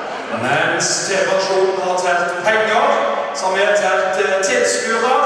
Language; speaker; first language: Norwegian; native; Norwegian